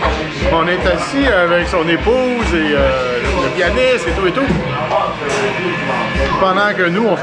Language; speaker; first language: French; native; French